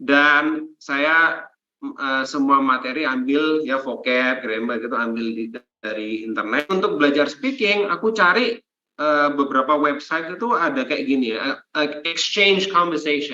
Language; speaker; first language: Indonesian; non-native, fluent; English